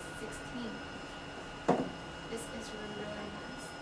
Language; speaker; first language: English; non-native, fluent; Chinese